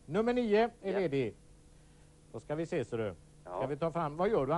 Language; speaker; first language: Swedish; native; Swedish